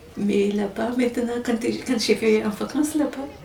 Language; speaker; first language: French; non-native, local second language; Malagasy